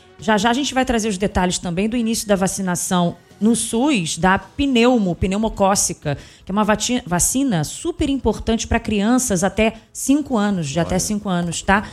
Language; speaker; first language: Portuguese; native; Portuguese